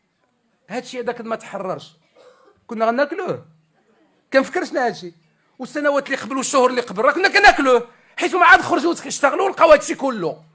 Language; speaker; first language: Arabic; native; Arabic